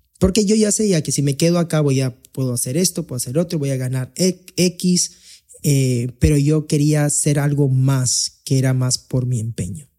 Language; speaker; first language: Spanish; early bilingual, heritage; Spanish